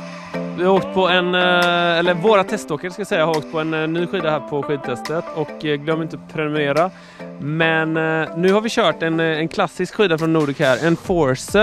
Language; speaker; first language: Swedish; native; Swedish